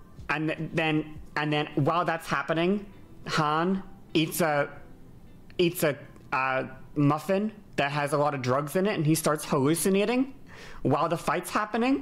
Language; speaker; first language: English; native; English